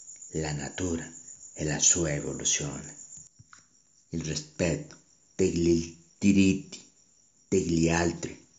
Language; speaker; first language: Italian; non-native, learner; Spanish